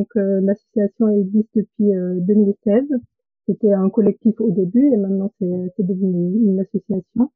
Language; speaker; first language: French; non-native, fluent; German